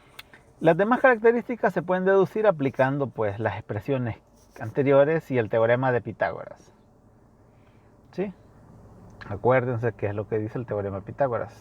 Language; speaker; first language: Spanish; native; Spanish